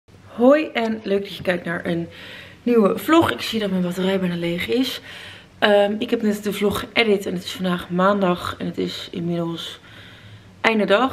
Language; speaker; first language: Dutch; native; Dutch